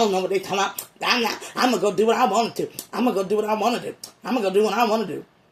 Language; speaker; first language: English; native; English